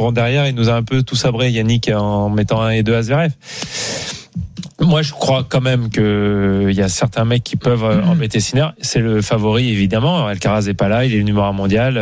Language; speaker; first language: French; native; French